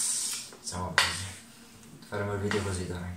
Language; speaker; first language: Italian; early bilingual, other home language; Ukrainian